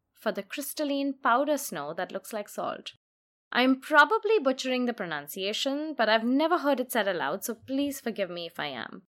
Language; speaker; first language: English; non-native, local second language; Hindi